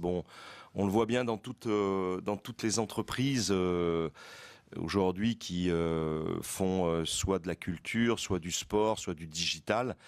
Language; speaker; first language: French; native; French